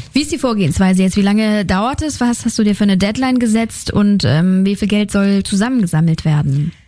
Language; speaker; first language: German; native; German